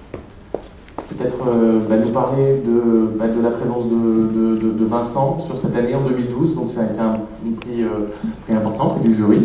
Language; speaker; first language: French; native; French